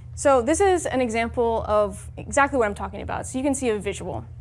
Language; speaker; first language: English; native; English